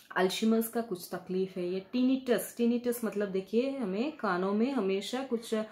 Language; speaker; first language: Hindi; non-native, local second language; Kannada